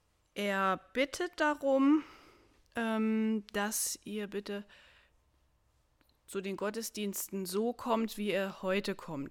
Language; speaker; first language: German; native; German